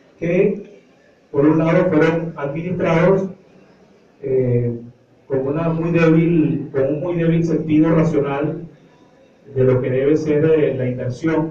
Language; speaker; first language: Spanish; native; Spanish